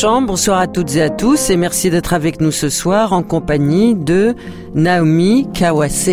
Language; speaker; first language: French; native; French